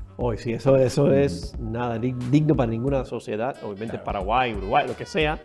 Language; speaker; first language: Spanish; early bilingual, heritage; Spanish